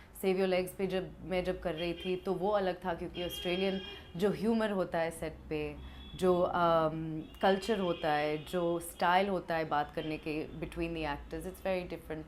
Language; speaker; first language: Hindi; early bilingual, heritage; English